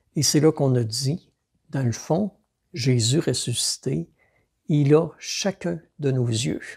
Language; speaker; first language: French; native; French